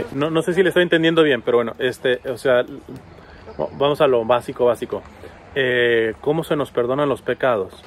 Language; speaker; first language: Spanish; native; Spanish